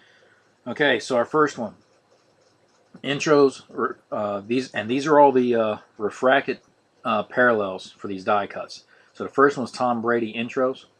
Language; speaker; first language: English; native; English